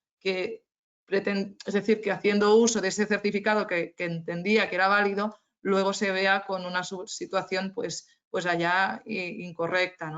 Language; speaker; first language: Spanish; native; Spanish